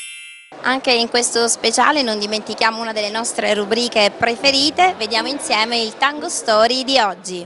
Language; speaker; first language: Italian; native; Italian